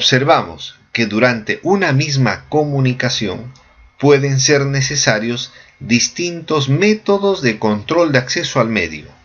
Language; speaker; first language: Spanish; native; Spanish